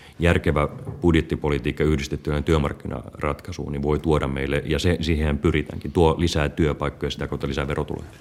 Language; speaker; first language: Finnish; native; Finnish